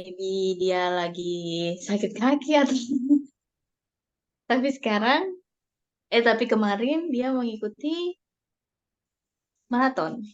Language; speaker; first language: Indonesian; non-native, learner; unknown